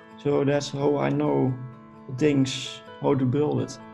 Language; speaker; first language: English; non-native, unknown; Dutch